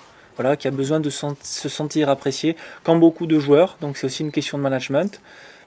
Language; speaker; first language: French; native; French